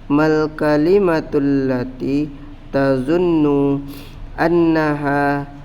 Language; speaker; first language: Arabic; non-native, learner; Indonesian